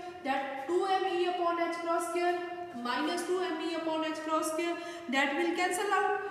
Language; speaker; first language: English; non-native, local second language; Hindi